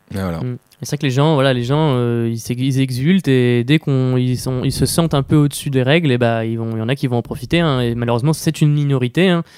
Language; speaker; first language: French; native; French